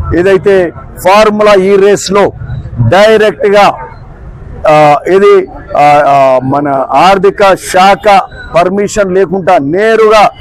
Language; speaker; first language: Telugu; native; Telugu